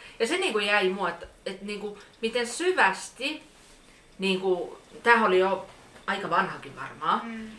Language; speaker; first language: Finnish; early bilingual, heritage; Finnish